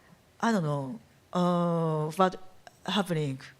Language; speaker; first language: English; non-native, learner; Japanese